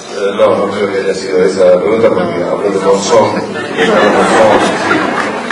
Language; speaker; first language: Spanish; native; Spanish